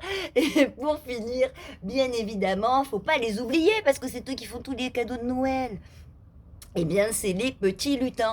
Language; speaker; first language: French; native; French